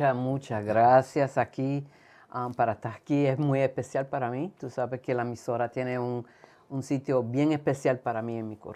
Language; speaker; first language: Spanish; early bilingual, heritage; Spanish